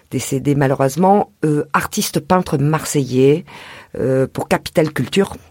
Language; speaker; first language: French; native; French